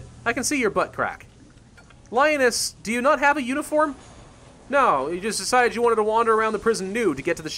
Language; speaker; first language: English; native; English